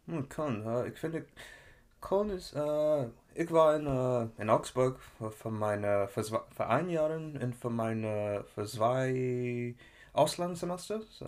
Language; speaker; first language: German; non-native, learner; English